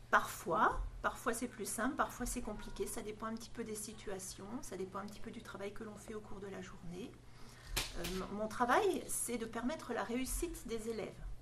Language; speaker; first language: French; native; French